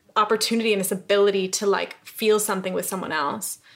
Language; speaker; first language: English; native; English